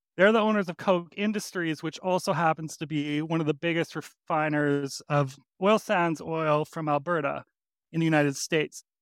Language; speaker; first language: English; native; English